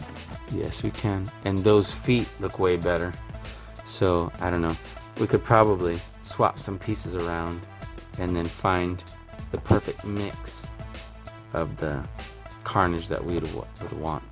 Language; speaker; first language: English; native; English